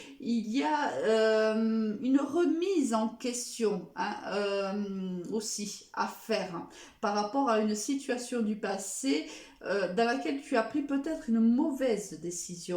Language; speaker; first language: French; native; French